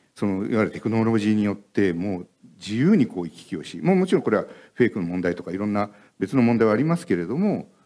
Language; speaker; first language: Japanese; native; Japanese